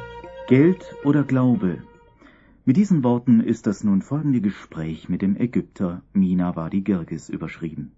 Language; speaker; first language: German; native; German